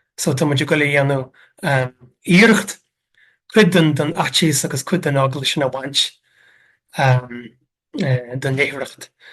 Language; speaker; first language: Irish; native; Irish